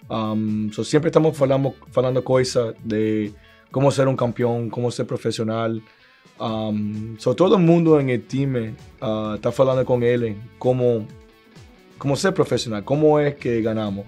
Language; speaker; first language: Portuguese; non-native, learner; Spanish